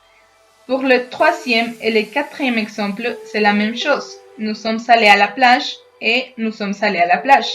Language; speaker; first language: French; non-native, fluent; Spanish